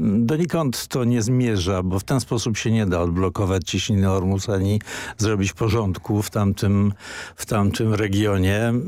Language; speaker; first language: Polish; native; Polish